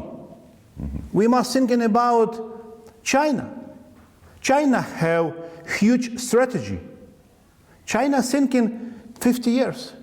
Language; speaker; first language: English; non-native, learner; Ukrainian